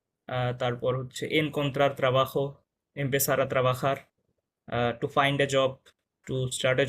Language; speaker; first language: Spanish; non-native, fluent; Bangla